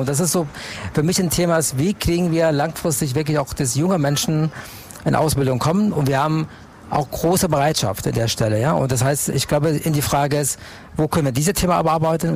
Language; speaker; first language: German; non-native, fluent; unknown